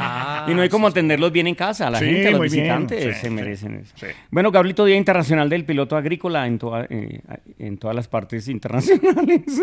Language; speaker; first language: Spanish; native; Spanish